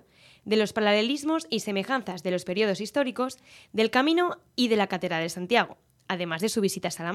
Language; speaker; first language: Spanish; native; Spanish